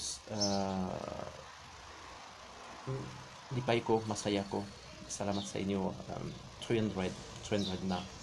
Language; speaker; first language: Filipino; non-native, learner; French